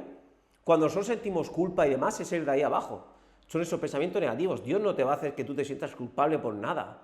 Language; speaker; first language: Spanish; native; Spanish